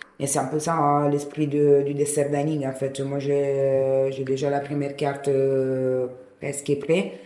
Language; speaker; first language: French; non-native, fluent; Italian